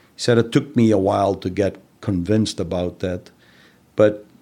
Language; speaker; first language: English; non-native, fluent; Dutch